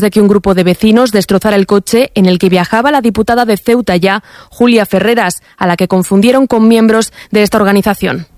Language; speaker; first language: Spanish; native; Spanish